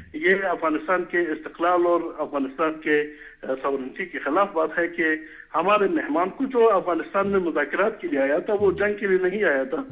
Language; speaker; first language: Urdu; non-native, fluent; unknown